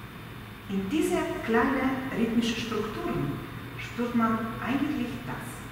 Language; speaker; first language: German; non-native, fluent; Russian